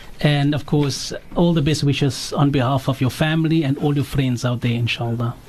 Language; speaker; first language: English; native; English